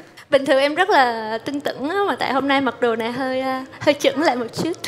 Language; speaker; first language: Vietnamese; native; Vietnamese